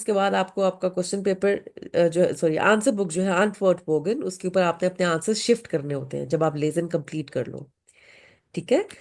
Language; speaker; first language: Urdu; native; Urdu